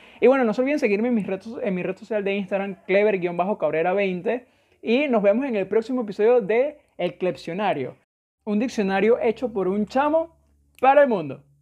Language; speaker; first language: Spanish; native; Spanish